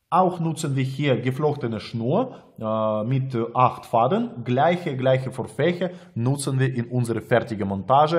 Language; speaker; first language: German; non-native, learner; Russian